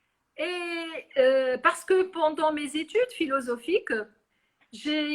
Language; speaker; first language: French; non-native, local second language; Arabic